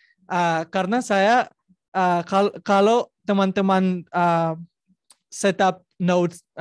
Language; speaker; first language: Indonesian; non-native, learner; Spanish